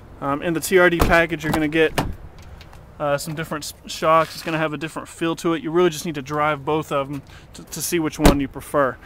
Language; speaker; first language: English; native; English